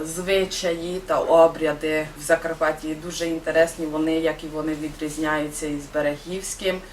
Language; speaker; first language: Ukrainian; non-native, local second language; Hungarian